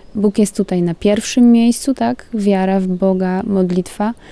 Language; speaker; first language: Polish; native; Polish